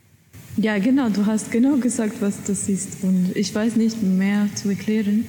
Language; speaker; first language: German; non-native, learner; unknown